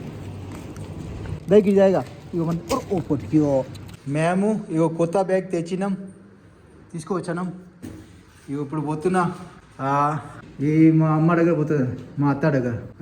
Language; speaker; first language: Telugu; non-native, learner; Hindi